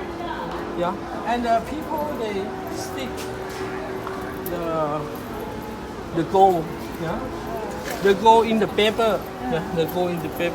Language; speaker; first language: English; non-native, learner; Thai